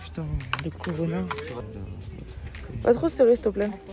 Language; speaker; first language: French; native; French